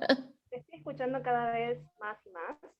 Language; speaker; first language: Spanish; native; Spanish